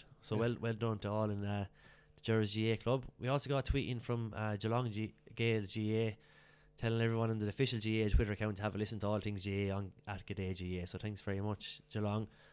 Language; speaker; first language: English; native; English